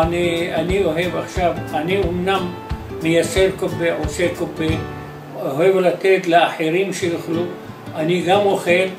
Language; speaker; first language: Hebrew; non-native, fluent; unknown